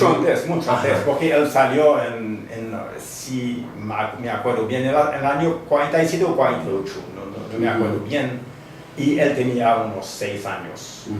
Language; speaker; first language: Spanish; non-native, fluent; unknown